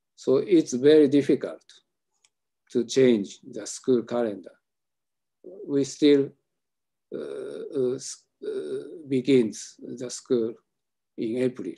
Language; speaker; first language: English; non-native, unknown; Japanese